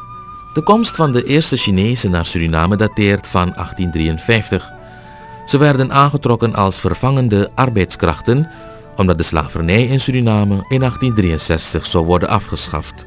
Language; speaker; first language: Dutch; native; Dutch